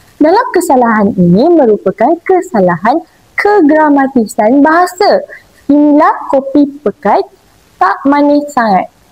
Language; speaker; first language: Malay; native; Malay